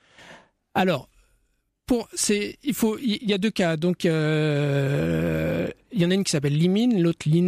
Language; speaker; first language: French; native; French